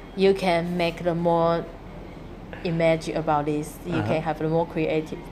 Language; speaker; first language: English; non-native, learner; Chinese